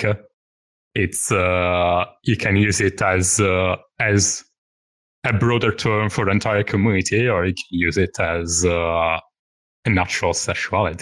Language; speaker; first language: English; non-native, fluent; Italian